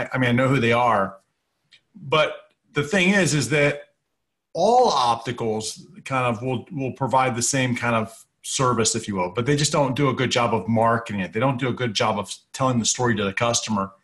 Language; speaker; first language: English; native; English